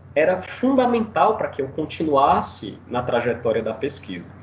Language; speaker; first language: Portuguese; native; Portuguese